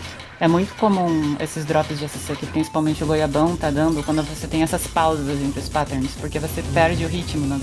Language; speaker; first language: Portuguese; native; Portuguese